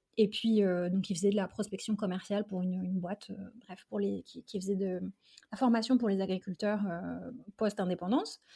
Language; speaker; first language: French; early bilingual, other home language; Arabic